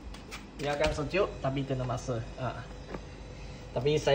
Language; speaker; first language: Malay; non-native, local second language; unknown